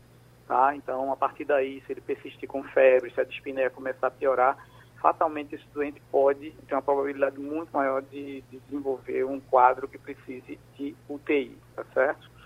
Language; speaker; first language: Portuguese; native; Portuguese